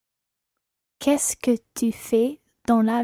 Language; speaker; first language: French; non-native, learner; English